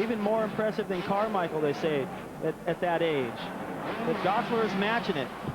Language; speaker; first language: English; native; English